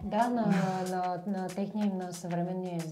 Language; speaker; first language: Bulgarian; native; Bulgarian